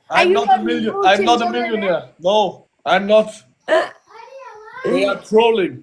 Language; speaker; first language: English; non-native, learner; German